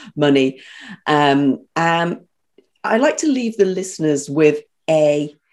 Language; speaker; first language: English; native; English